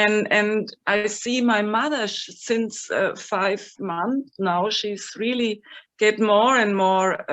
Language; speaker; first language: English; non-native, fluent; German